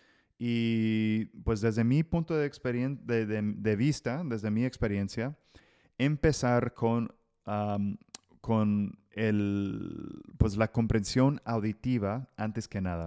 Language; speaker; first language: Spanish; non-native, fluent; English